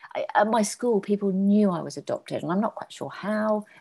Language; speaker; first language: English; native; English